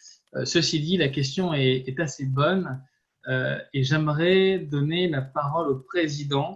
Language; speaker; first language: French; native; French